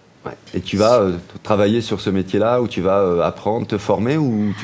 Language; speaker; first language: French; native; French